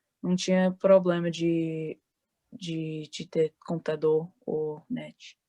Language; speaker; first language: Portuguese; early bilingual, heritage; Portuguese